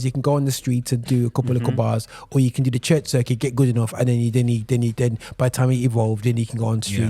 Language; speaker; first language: English; native; English